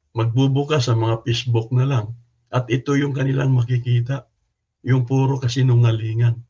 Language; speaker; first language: Filipino; non-native, local second language; Cebuano